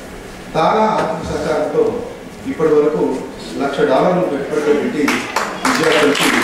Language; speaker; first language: Telugu; native; Telugu